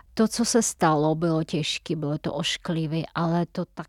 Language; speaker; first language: Czech; non-native, fluent; Tatar